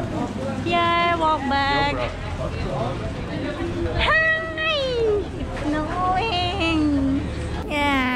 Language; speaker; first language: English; non-native, learner; Khmer